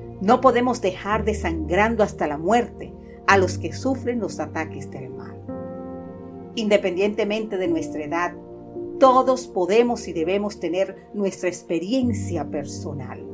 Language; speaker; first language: Spanish; native; Spanish